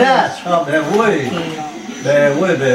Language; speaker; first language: French; native; French